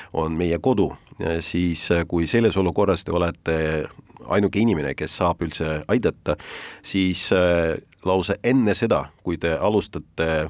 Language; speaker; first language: Estonian; non-native, local second language; Russian